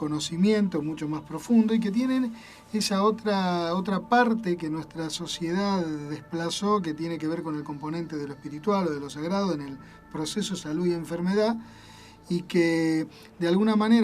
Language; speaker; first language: Spanish; native; Spanish